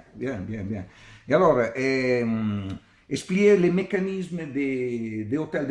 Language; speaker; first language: French; non-native, learner; Italian